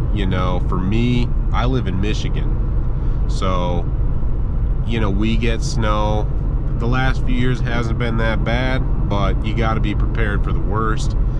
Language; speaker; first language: English; native; English